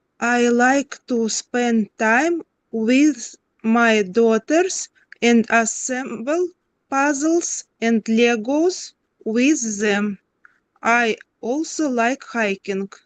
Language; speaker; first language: English; non-native, learner; Russian